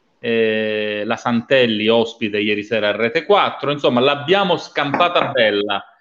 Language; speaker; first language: Italian; native; Italian